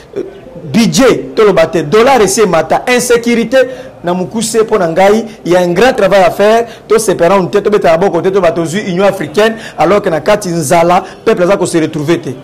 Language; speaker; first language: Lingala; non-native, local second language; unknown